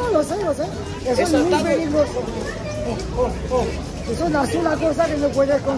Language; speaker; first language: Spanish; non-native, fluent; French